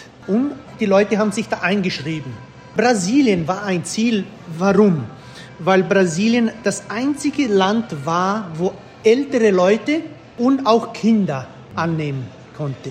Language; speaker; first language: German; early bilingual, heritage; German